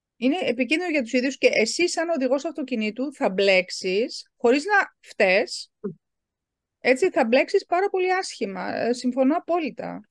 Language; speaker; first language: Greek; early bilingual, heritage; Greek